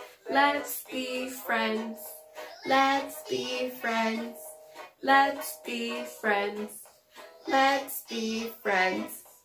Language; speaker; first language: English; non-native, fluent; Spanish